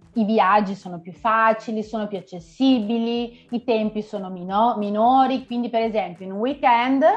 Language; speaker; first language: Italian; native; Italian